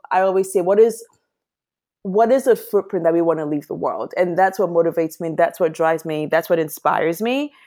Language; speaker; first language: English; non-native, local second language; Yoruba